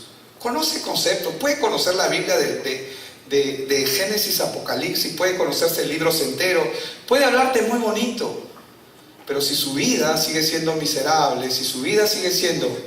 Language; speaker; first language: Spanish; native; Spanish